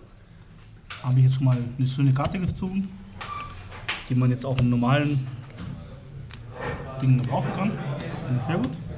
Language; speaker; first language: German; native; German